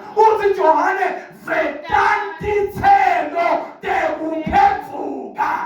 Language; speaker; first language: Zulu; non-native, local second language; Swati